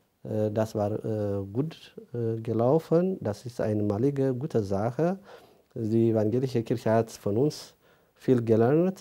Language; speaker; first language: German; non-native, learner; Amharic